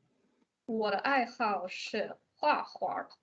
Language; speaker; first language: Chinese; non-native, learner; English